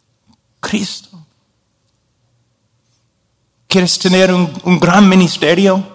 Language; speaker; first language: Spanish; non-native, fluent; English